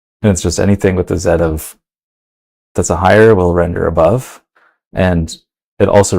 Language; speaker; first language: English; native; English